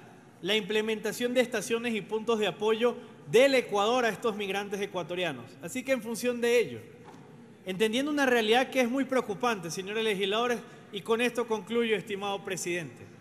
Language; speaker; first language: Spanish; native; Spanish